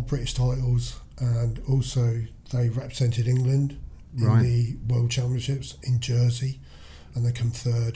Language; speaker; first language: English; native; English